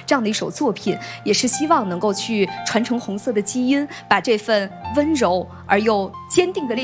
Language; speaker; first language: Chinese; native; Chinese